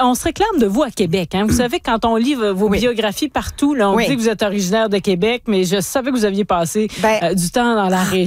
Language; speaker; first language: French; native; French